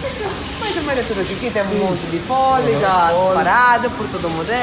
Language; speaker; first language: Portuguese; non-native, learner; Italian